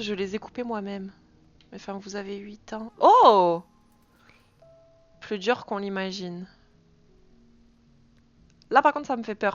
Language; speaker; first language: French; native; French